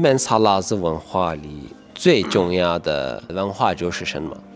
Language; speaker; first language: Chinese; non-native, fluent; Turkish